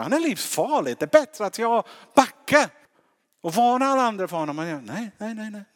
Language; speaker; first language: Swedish; non-native, fluent; English